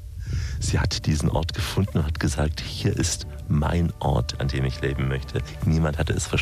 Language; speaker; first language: German; native; German